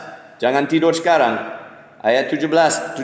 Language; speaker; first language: Indonesian; non-native, fluent; English